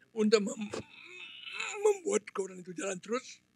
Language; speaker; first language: Indonesian; non-native, local second language; Balinese